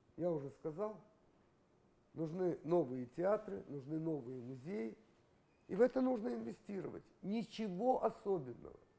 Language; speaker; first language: Russian; native; Russian